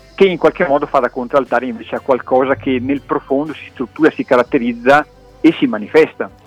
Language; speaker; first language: Italian; native; Italian